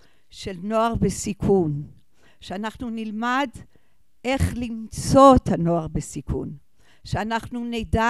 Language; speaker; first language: Hebrew; non-native, fluent; English